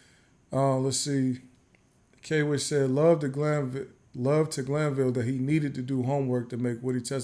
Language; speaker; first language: English; native; English